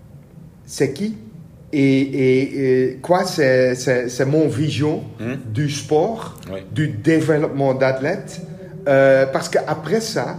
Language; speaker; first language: French; non-native, learner; Dutch